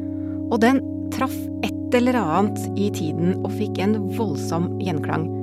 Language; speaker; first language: Norwegian; native; Norwegian